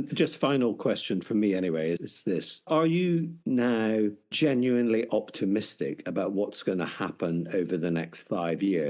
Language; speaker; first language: English; native; English